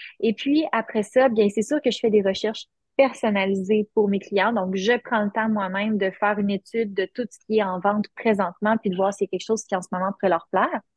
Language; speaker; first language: French; native; French